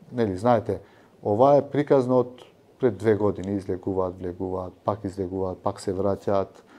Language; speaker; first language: Macedonian; non-native, local second language; Albanian